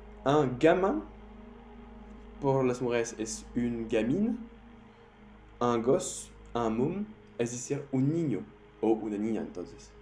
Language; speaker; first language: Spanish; non-native, fluent; French